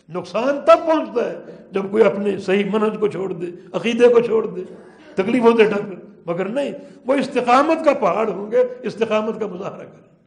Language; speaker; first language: Urdu; native; Urdu